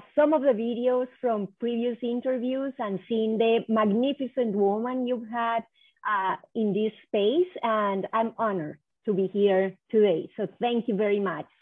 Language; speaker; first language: English; non-native, fluent; Spanish